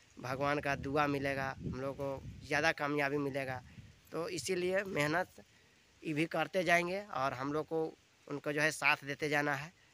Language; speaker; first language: Hindi; native; Hindi